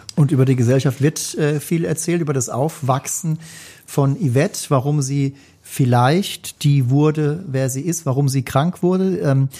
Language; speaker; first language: German; native; German